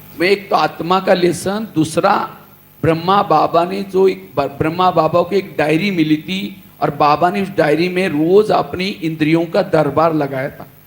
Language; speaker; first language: Hindi; non-native, local second language; Marathi